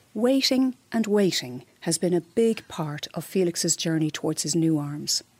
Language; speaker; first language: English; native; English